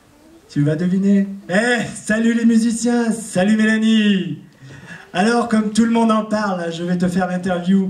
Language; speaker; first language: French; native; French